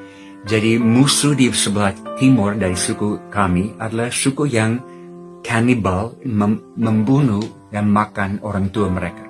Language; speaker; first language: Indonesian; non-native, fluent; English